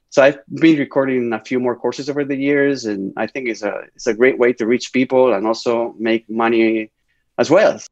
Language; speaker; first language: English; non-native, fluent; Spanish